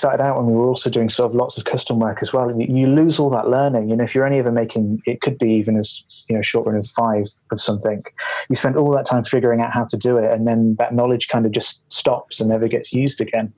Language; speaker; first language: English; native; English